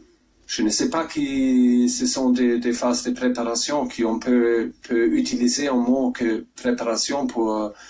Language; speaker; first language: French; non-native, fluent; German